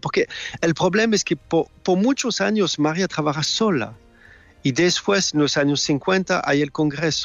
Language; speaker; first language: Spanish; non-native, learner; French